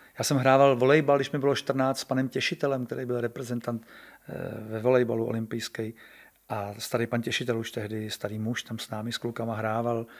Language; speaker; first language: Czech; native; Czech